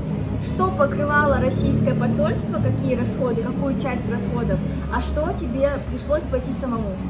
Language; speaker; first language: Russian; native; Russian